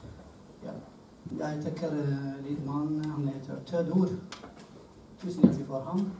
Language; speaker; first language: Norwegian; non-native, learner; Arabic